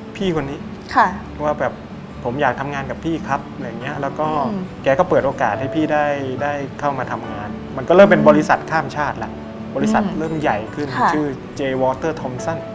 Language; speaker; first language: Thai; native; Thai